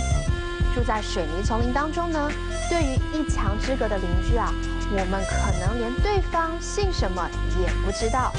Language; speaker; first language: Chinese; native; Chinese